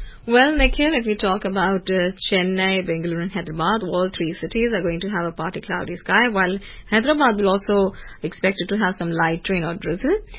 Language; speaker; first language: English; non-native, local second language; Hindi